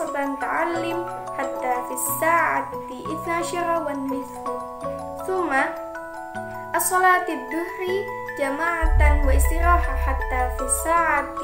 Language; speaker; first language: Arabic; non-native, learner; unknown